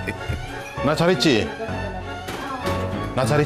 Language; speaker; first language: Korean; non-native, fluent; Amharic